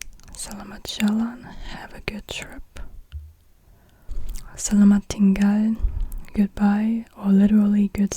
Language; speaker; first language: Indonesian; non-native, learner; German